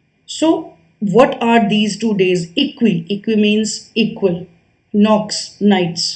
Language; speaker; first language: English; non-native, local second language; Hindi